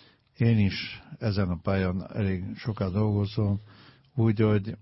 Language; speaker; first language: Hungarian; non-native, learner; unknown